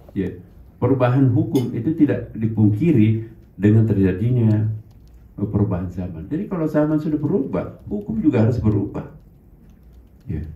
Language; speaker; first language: Indonesian; non-native, local second language; Buginese